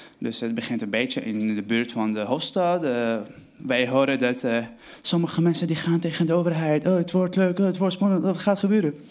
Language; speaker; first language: Dutch; non-native, learner; Arabic